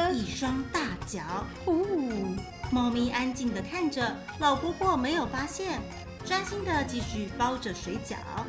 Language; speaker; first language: Chinese; native; Chinese